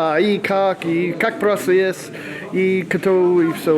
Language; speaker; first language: Russian; non-native, learner; English